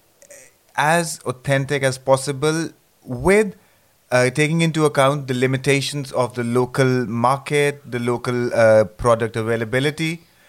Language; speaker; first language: English; non-native, local second language; Punjabi